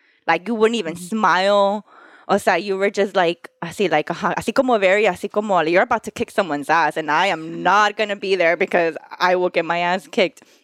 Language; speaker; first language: English; early bilingual, other home language; Spanish